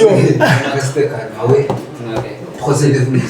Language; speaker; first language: French; non-native, learner; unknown